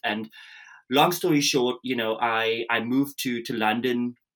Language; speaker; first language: English; native; English